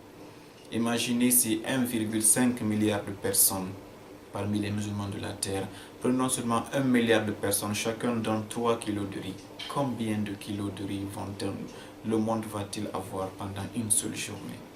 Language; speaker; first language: French; non-native, local second language; Fula